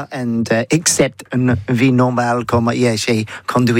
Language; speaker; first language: French; non-native, learner; English